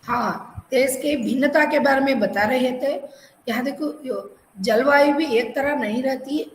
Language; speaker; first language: Hindi; non-native, local second language; Telugu